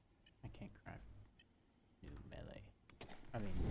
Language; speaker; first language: English; native; English